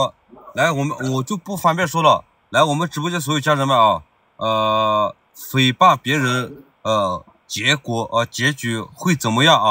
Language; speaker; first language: Chinese; native; Chinese